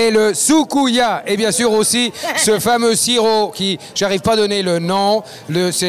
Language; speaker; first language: French; native; French